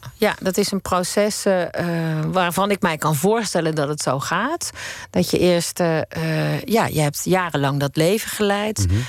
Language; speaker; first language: Dutch; native; Dutch